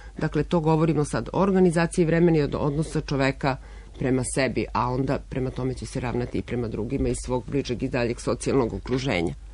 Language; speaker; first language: Serbian; native; Serbian